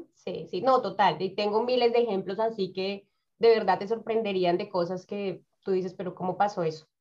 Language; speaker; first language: Spanish; native; Spanish